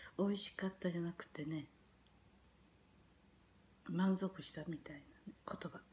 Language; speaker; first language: Japanese; native; Japanese